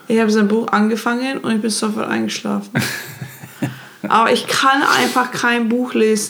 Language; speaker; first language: German; non-native, fluent; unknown